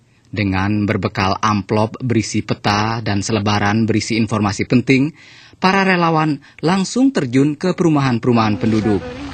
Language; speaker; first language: Indonesian; native; Indonesian